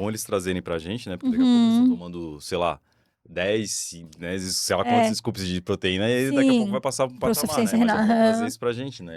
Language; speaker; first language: Portuguese; native; Portuguese